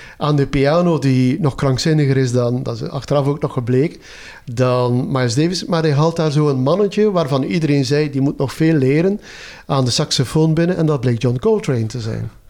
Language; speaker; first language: Dutch; native; Dutch